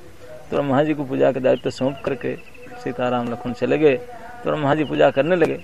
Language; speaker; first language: Hindi; non-native, local second language; Odia